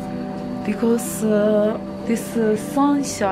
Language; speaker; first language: English; non-native, learner; Tibetan